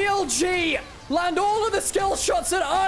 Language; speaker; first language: English; native; English